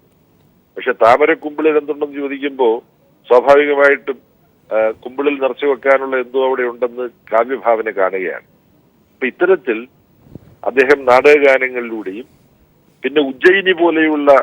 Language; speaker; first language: Malayalam; native; Malayalam